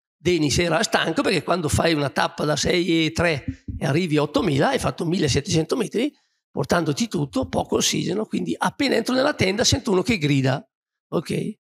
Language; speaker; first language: Italian; native; Italian